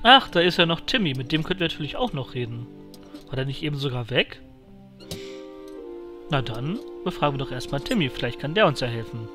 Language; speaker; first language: German; native; German